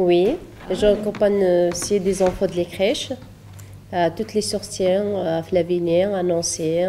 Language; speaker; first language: French; non-native, learner; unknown